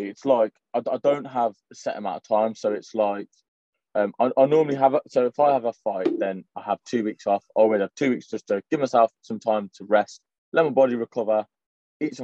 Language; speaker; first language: English; native; English